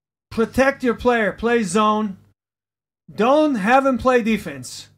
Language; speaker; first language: English; native; English